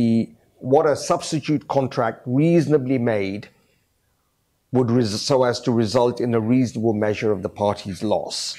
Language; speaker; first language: English; native; English